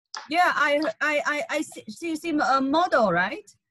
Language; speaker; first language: English; non-native, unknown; Vietnamese